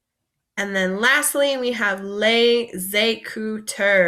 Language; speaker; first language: French; non-native, fluent; English